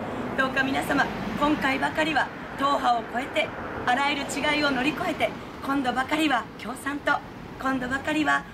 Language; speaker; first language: Japanese; native; Japanese